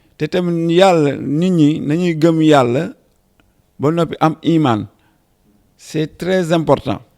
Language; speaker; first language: Wolof; native; Wolof